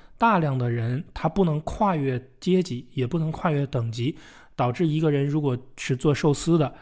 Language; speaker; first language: Chinese; native; Chinese